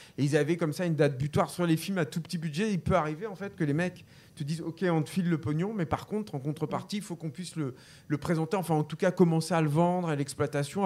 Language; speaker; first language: French; native; French